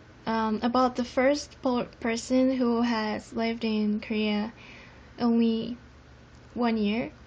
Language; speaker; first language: English; non-native, fluent; Korean